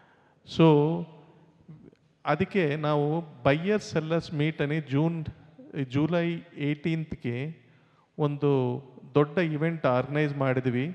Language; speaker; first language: Kannada; non-native, local second language; Telugu